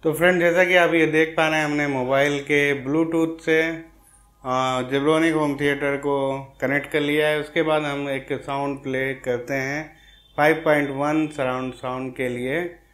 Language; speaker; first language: Hindi; native; Hindi